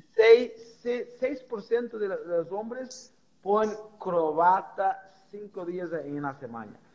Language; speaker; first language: Spanish; non-native, fluent; Portuguese